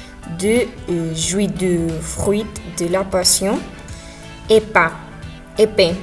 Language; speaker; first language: French; non-native, learner; Spanish